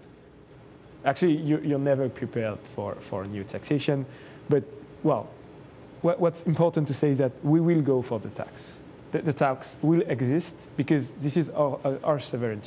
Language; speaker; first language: English; non-native, fluent; French